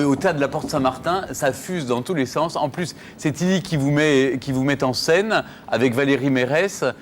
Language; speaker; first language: French; native; French